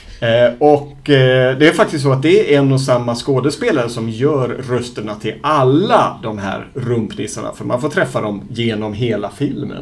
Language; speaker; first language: Swedish; native; Swedish